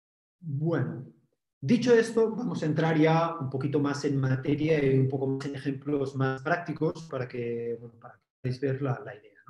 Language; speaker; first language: Spanish; native; Spanish